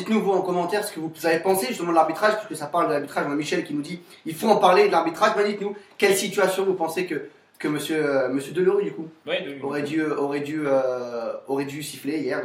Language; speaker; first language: French; native; French